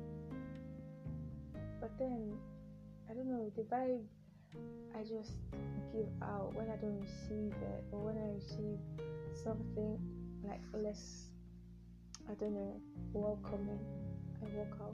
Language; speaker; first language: English; non-native, local second language; Yoruba